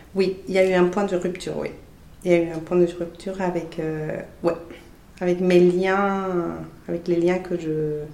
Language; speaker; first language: French; non-native, fluent; Spanish